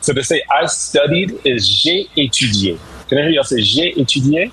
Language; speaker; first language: French; non-native, fluent; English